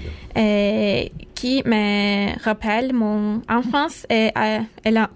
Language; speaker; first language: French; non-native, learner; Turkish